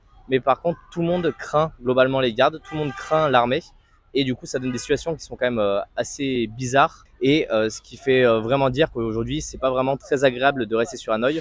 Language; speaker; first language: French; native; French